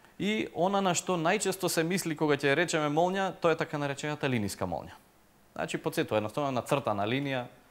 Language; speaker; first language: Macedonian; native; Macedonian